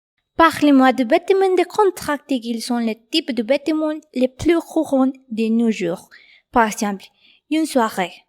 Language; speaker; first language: French; non-native, learner; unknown